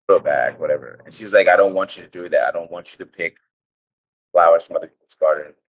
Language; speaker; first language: English; native; English